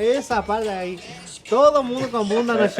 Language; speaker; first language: Portuguese; non-native, learner; Spanish